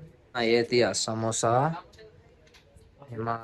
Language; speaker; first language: Armenian; non-native, learner; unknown